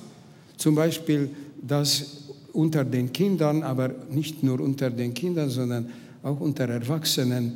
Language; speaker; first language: German; non-native, fluent; Hungarian